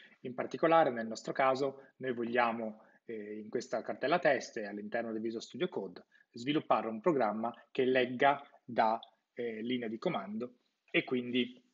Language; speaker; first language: Italian; native; Italian